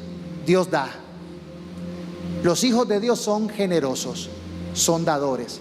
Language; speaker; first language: Spanish; native; Spanish